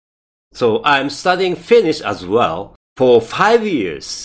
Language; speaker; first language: English; non-native, learner; Japanese